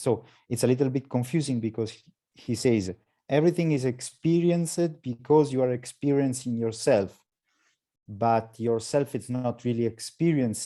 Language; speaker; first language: English; non-native, learner; Italian